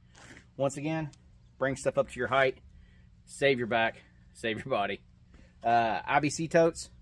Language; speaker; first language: English; native; English